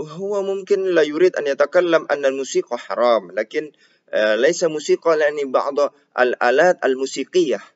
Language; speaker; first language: Arabic; non-native, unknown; Indonesian